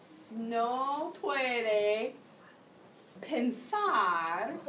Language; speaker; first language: Spanish; non-native, fluent; English